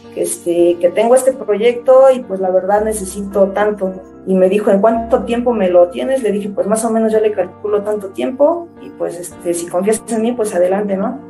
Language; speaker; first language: Spanish; native; Spanish